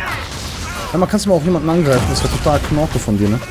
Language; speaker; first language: German; native; German